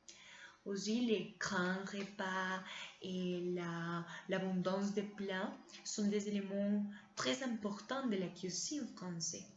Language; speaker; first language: French; non-native, learner; Spanish